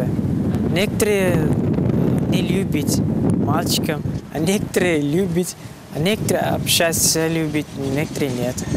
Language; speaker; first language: Russian; non-native, learner; Turkmen